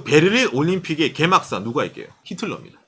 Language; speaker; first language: Korean; native; Korean